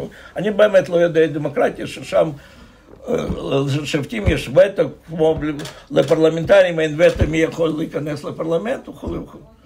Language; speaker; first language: Hebrew; non-native, fluent; Russian